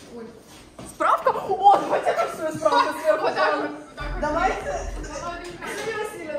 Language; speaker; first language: Russian; native; Russian